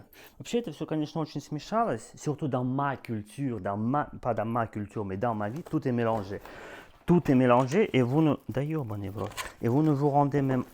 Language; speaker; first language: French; non-native, fluent; Russian